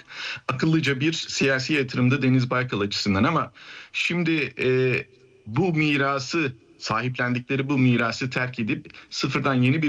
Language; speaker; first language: Turkish; native; Turkish